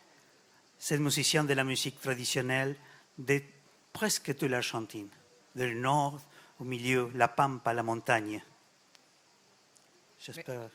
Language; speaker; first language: French; non-native, fluent; Spanish